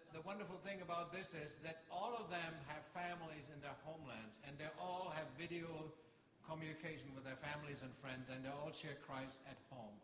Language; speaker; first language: English; non-native, fluent; German